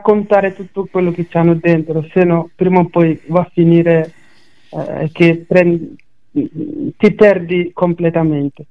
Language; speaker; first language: Italian; non-native, fluent; Bambara